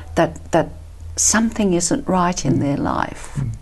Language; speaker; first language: English; early bilingual, other home language; Italian